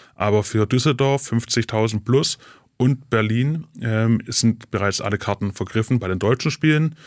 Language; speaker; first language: German; native; German